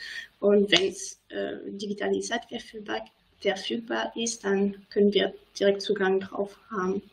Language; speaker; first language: German; non-native, fluent; French